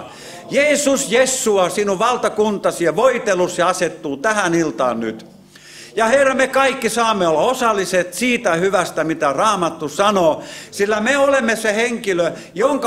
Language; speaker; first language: Finnish; native; Finnish